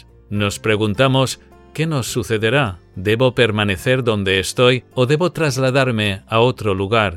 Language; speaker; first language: Spanish; native; Spanish